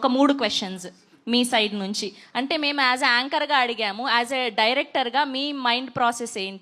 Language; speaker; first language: Telugu; native; Telugu